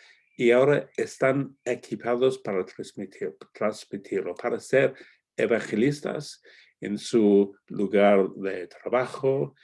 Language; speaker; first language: Spanish; non-native, fluent; English